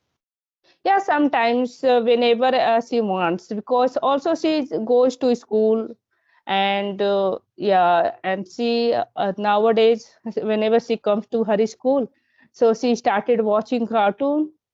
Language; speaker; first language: English; non-native, learner; Hindi